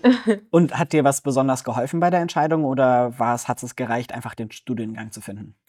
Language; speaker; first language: German; native; German